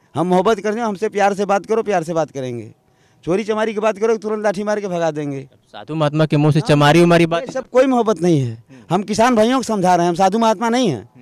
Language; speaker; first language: Hindi; native; Hindi